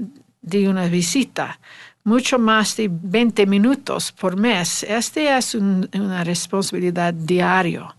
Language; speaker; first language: Spanish; non-native, learner; English